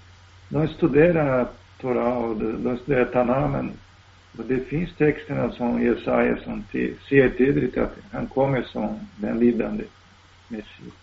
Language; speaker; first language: Swedish; non-native, learner; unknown